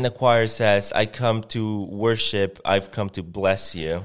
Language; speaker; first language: English; non-native, fluent; Spanish